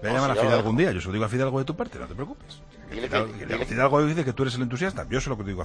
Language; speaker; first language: Spanish; native; Spanish